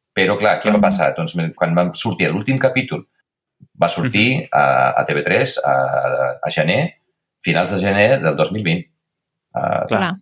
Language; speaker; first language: Catalan; non-native, fluent; Icelandic